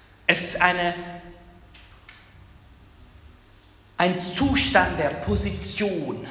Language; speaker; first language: German; non-native, fluent; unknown